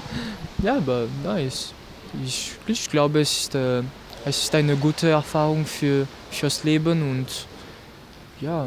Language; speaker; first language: German; non-native, local second language; French